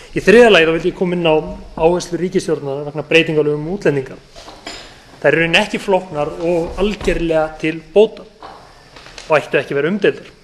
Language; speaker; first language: Icelandic; native; Icelandic